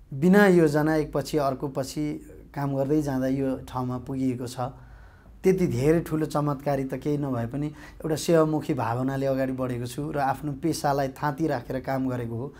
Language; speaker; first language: Nepali; native; Nepali